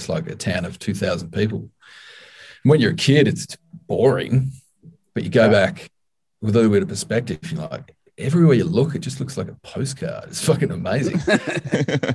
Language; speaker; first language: English; native; English